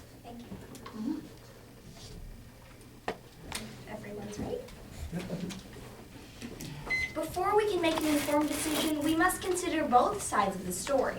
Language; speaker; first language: English; native; English